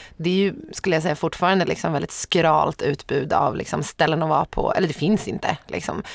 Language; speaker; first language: Swedish; native; Swedish